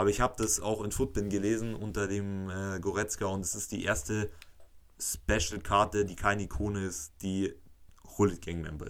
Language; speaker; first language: German; native; German